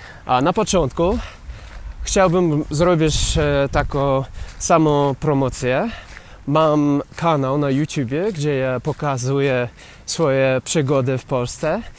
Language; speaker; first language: Polish; non-native, learner; English